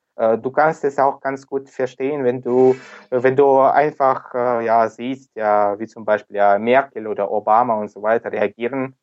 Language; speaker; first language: German; non-native, fluent; Ukrainian